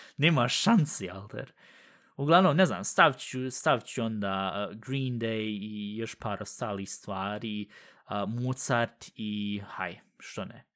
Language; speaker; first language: Bosnian; early bilingual, heritage; Bosnian